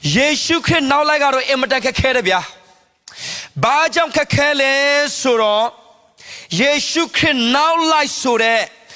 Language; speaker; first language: Burmese; non-native, local second language; Hakha Chin